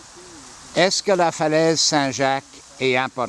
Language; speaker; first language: French; non-native, local second language; English